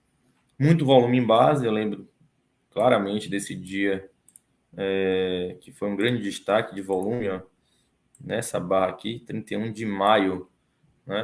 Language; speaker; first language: Portuguese; native; Portuguese